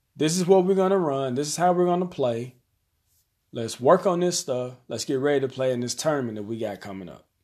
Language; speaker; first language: English; native; English